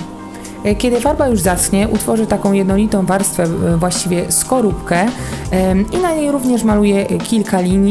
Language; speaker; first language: Polish; native; Polish